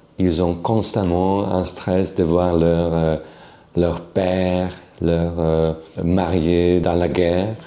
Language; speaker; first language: French; non-native, fluent; Slovak